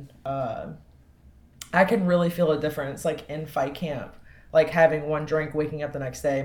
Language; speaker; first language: English; native; English